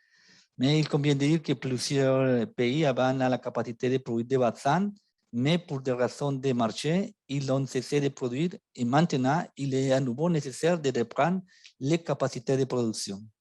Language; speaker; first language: French; non-native, fluent; Spanish